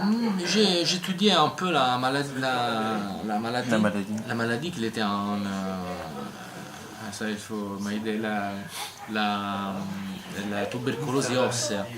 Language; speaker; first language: French; non-native, learner; Italian